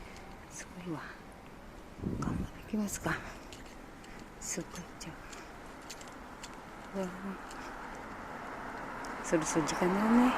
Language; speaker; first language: Japanese; non-native, learner; Filipino